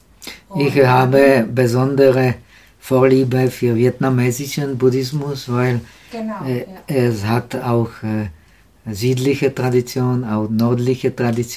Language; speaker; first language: German; non-native, learner; Czech